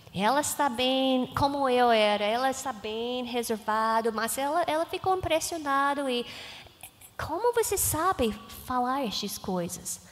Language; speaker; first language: Portuguese; non-native, learner; English